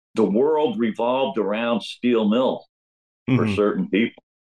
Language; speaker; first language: English; native; English